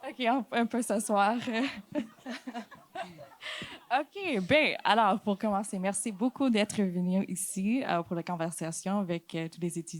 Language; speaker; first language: French; non-native, fluent; English